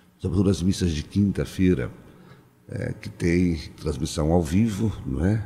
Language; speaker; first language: Portuguese; native; Portuguese